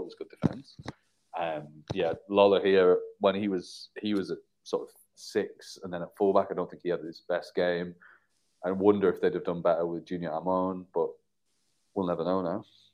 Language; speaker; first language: English; native; English